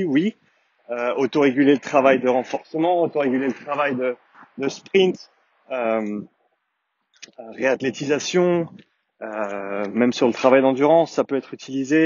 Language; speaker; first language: French; native; French